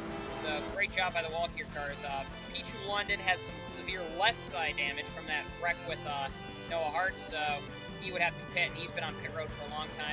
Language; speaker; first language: English; native; English